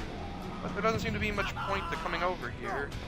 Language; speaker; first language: English; native; English